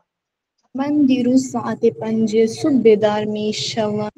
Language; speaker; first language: Persian; non-native, learner; Urdu